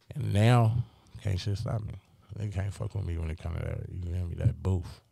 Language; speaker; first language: English; native; English